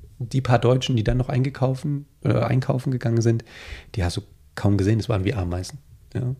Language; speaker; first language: German; native; German